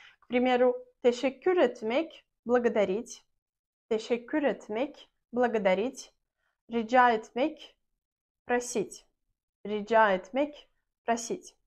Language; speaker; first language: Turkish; non-native, fluent; Russian